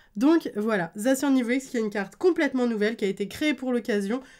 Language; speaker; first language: French; native; French